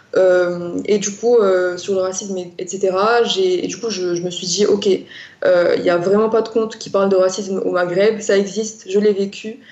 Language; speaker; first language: French; non-native, local second language; Arabic